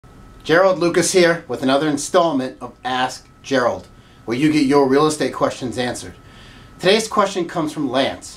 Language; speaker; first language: English; native; English